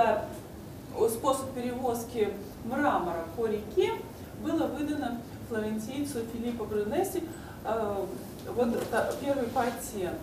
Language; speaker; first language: Russian; native; Russian